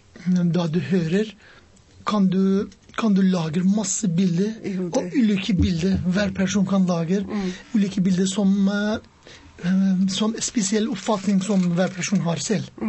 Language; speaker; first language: Norwegian; non-native, learner; Persian